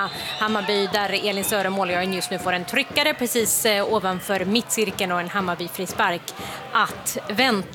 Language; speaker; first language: Swedish; native; Swedish